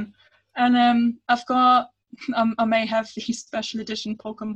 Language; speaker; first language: English; non-native, fluent; German